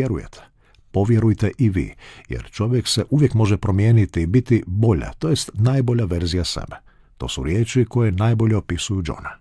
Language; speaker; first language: Croatian; native; Croatian